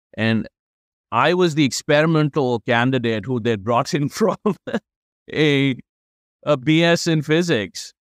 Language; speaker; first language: English; non-native, local second language; Hindi